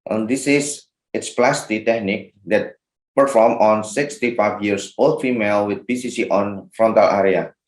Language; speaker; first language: English; non-native, fluent; Indonesian